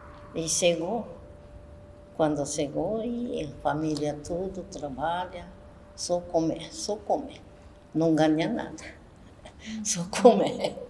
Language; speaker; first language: Portuguese; early bilingual, other home language; Japanese